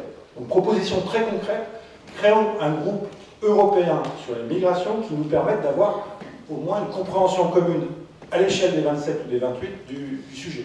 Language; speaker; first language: French; native; French